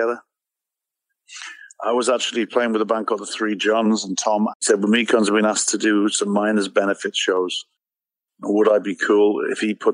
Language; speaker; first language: English; native; English